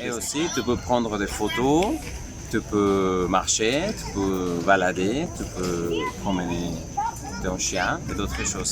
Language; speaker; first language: French; non-native, fluent; Spanish